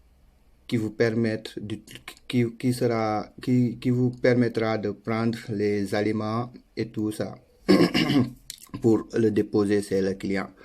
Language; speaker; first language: French; non-native, local second language; Wolof